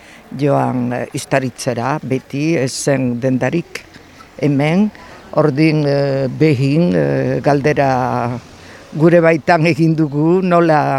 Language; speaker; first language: Basque; non-native, local second language; French